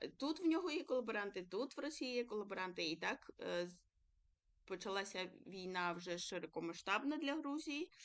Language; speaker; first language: Ukrainian; early bilingual, other home language; Georgian